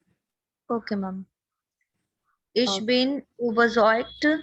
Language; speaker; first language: German; non-native, learner; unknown